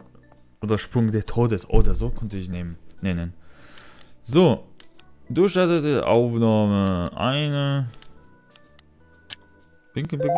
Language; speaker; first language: German; non-native, learner; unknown